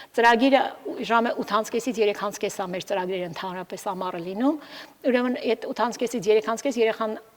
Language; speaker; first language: Armenian; early bilingual, heritage; Armenian